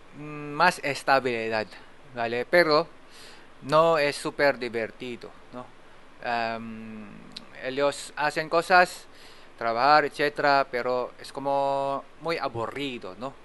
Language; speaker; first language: Spanish; non-native, fluent; Japanese